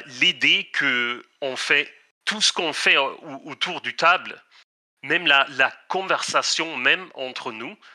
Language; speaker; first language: French; non-native, fluent; Swedish